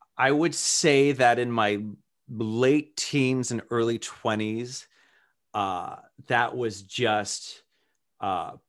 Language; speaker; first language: English; native; English